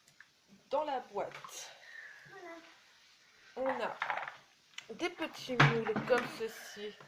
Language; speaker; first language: French; native; French